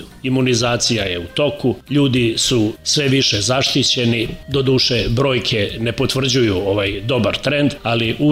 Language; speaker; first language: Serbian; native; Serbian